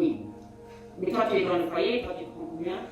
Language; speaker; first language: French; non-native, local second language; Luxembourgish